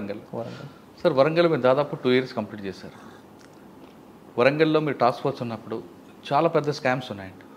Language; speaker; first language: Telugu; native; Telugu